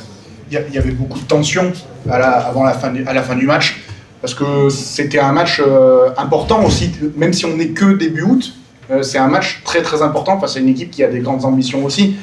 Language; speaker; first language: French; native; French